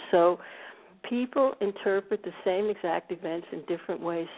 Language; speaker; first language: English; native; English